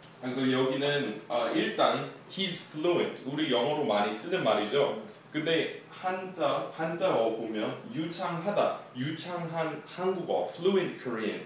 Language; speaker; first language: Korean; non-native, fluent; English